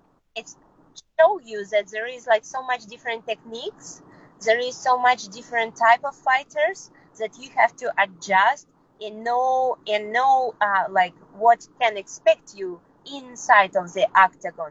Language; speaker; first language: English; non-native, fluent; Russian